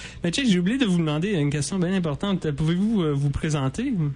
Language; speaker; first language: French; native; French